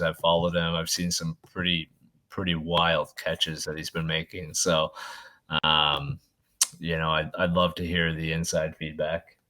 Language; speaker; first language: English; native; English